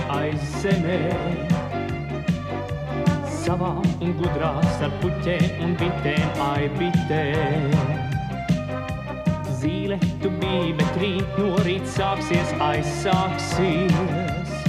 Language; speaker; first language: Latvian; native; Latvian